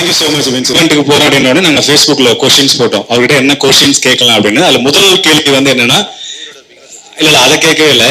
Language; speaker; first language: Tamil; native; Tamil